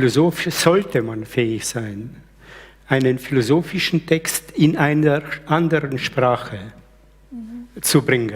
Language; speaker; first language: German; early bilingual, other home language; Slovenian